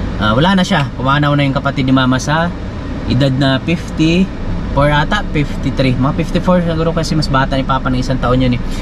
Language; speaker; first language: Filipino; non-native, local second language; Cebuano